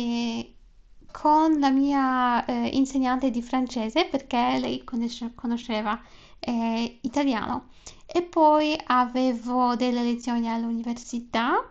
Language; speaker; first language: Italian; non-native, learner; Polish